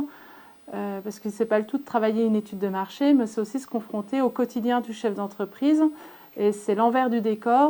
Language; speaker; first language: French; native; French